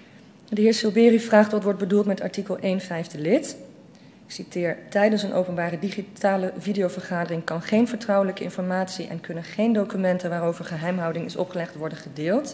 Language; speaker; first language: Dutch; native; Dutch